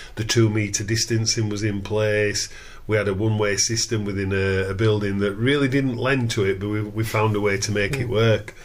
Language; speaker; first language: English; native; English